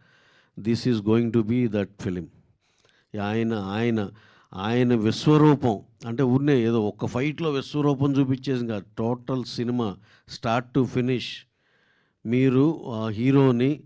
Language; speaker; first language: Telugu; native; Telugu